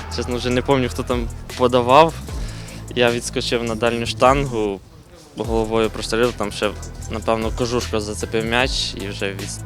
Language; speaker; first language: Ukrainian; native; Ukrainian